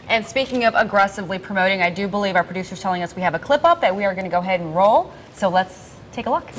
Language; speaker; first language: English; native; English